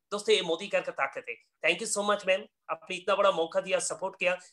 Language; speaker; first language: Hindi; non-native, local second language; Bangla